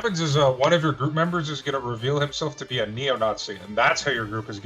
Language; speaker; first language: English; native; English